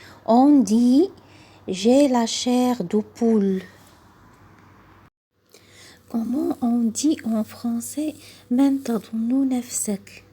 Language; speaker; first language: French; non-native, local second language; Arabic